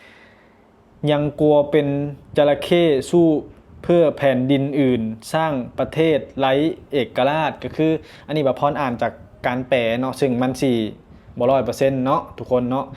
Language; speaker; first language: Thai; non-native, local second language; Northeastern Thai